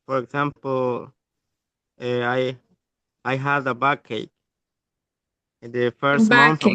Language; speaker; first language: English; non-native, learner; Spanish